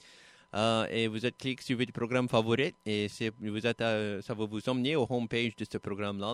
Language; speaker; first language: French; native; French